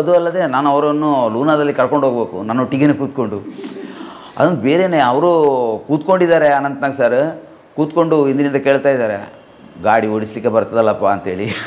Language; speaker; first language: Kannada; non-native, local second language; Malayalam